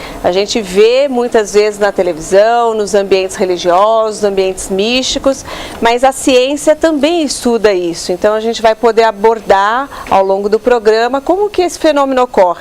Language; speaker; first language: Portuguese; native; Portuguese